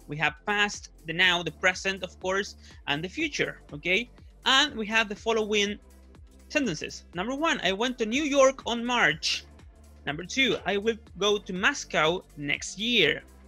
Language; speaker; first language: English; non-native, fluent; Spanish